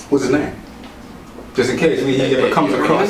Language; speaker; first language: English; native; English